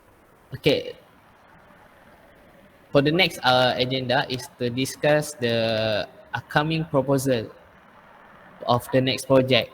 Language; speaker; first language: English; non-native, learner; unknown